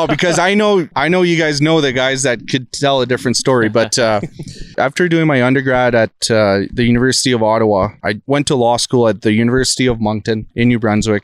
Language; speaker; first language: English; non-native, fluent; French